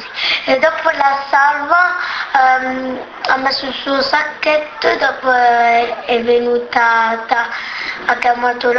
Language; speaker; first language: Italian; non-native, local second language; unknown